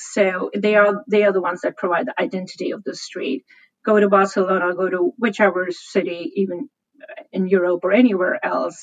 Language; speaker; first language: English; non-native, local second language; Hindi